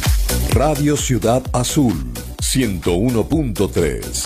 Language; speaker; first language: Spanish; native; Spanish